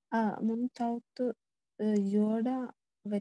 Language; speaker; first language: Finnish; non-native, learner; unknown